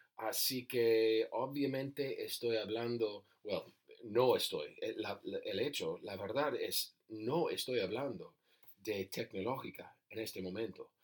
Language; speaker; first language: Spanish; non-native, learner; English